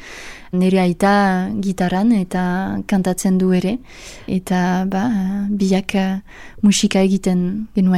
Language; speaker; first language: Basque; non-native, local second language; French